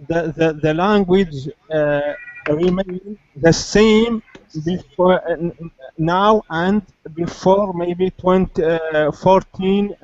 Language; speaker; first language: English; non-native, learner; Arabic